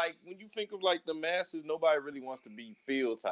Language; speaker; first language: English; native; English